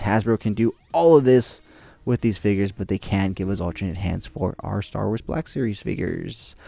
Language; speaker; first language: English; native; English